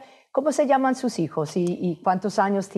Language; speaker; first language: Spanish; non-native, fluent; English